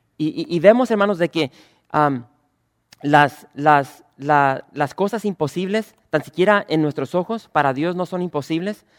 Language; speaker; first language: Spanish; early bilingual, other home language; English